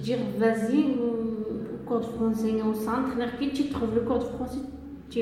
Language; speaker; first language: French; non-native, learner; Arabic